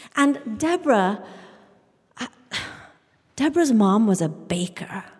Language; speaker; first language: English; native; English